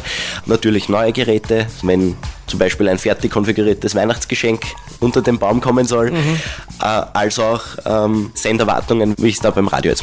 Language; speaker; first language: German; native; German